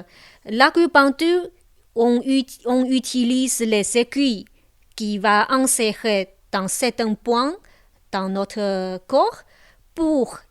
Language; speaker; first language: French; non-native, local second language; Chinese